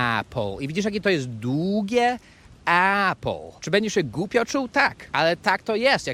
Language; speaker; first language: Polish; non-native, fluent; English